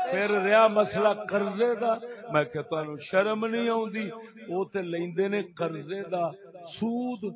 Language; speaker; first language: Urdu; non-native, local second language; Punjabi